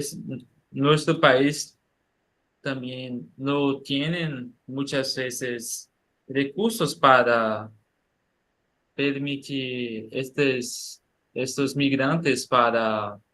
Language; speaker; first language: Spanish; non-native, learner; Portuguese